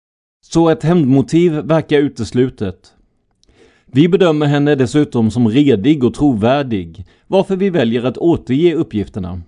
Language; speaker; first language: Swedish; native; Swedish